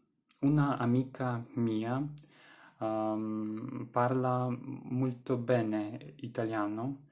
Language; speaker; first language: Italian; non-native, learner; Russian